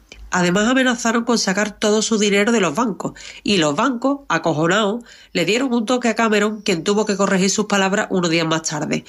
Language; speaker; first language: Spanish; native; Spanish